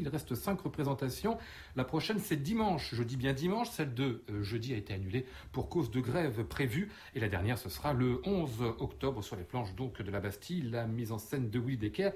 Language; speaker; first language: French; native; French